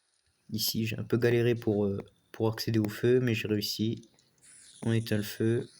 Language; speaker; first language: French; native; French